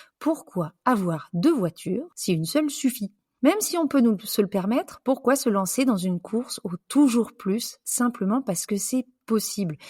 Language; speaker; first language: French; native; French